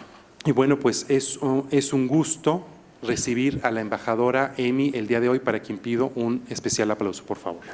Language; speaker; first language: Spanish; native; Spanish